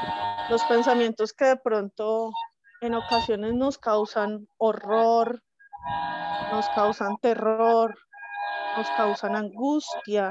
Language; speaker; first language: Spanish; native; Spanish